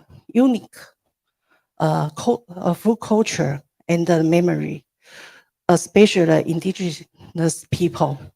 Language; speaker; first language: English; non-native, learner; Chinese